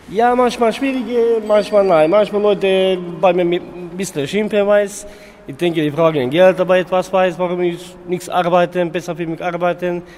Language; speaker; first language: German; non-native, learner; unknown